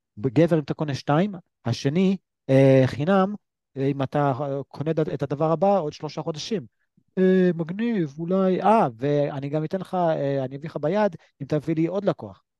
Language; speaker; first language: Hebrew; native; Hebrew